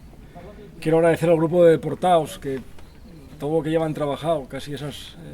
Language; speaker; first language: Spanish; native; Spanish